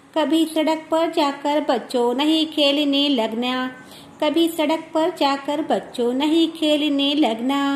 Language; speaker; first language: Hindi; non-native, local second language; Kannada